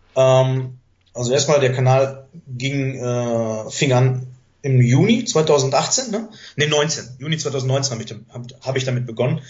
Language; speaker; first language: German; early bilingual, other home language; Greek